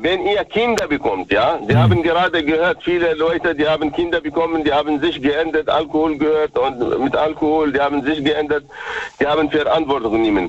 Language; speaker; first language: German; non-native, learner; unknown